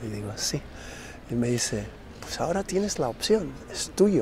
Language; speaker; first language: Spanish; non-native, fluent; Krio